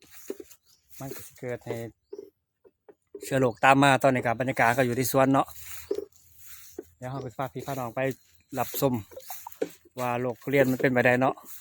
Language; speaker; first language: Thai; non-native, local second language; Lao